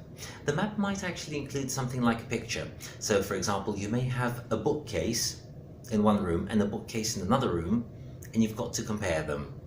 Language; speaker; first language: English; non-native, fluent; Greek